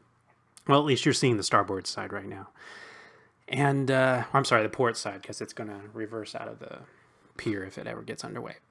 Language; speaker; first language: English; native; English